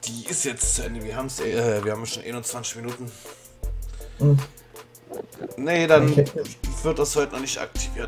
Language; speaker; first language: German; native; German